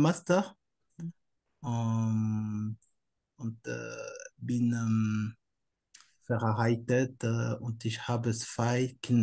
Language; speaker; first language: German; non-native, learner; French